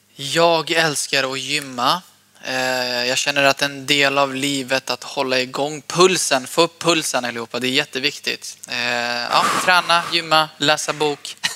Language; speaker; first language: Swedish; early bilingual, other home language; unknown